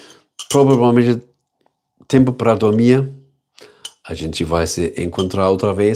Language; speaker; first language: Portuguese; non-native, learner; German